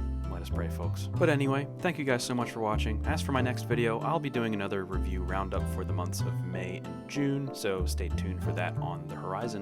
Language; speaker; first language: English; native; English